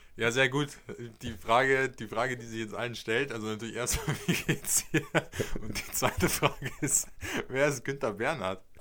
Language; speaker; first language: German; native; German